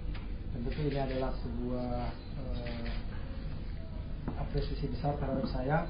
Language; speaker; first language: Indonesian; native; Indonesian